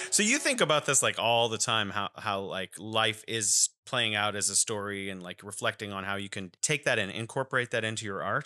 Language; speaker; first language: English; native; English